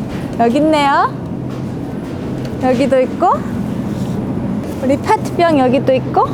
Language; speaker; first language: Korean; early bilingual, heritage; English